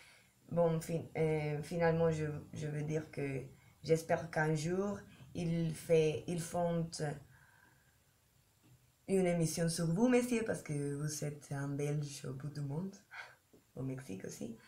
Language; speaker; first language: French; non-native, learner; Spanish